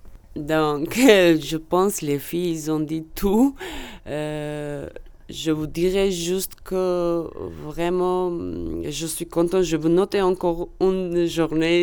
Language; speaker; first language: French; non-native, learner; Georgian